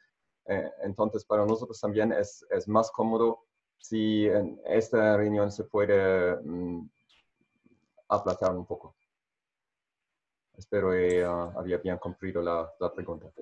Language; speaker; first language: Spanish; non-native, fluent; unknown